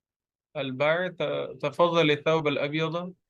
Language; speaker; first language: Arabic; non-native, fluent; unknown